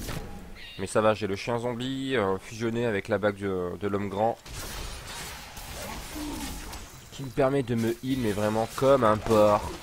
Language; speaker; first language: French; native; French